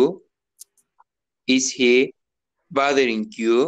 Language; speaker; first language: English; non-native, learner; Turkish